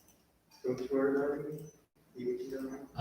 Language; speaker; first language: English; non-native, learner; Portuguese